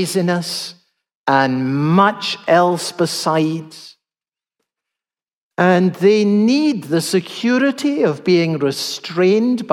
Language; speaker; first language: English; native; English